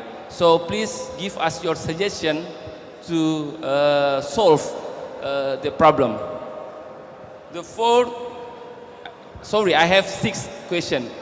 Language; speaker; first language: English; non-native, learner; Indonesian